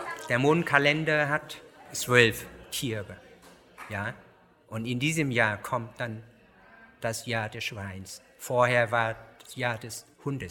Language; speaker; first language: German; non-native, fluent; Vietnamese